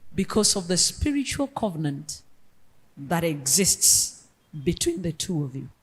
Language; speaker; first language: English; non-native, local second language; Luo (Kenya and Tanzania)